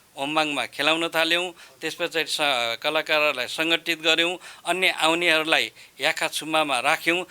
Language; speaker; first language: Nepali; non-native, local second language; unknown